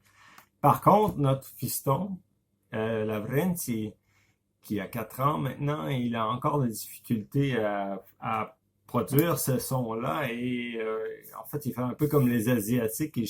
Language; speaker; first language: French; native; French